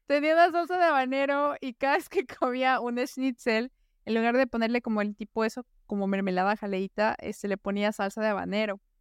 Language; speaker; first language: Spanish; native; Spanish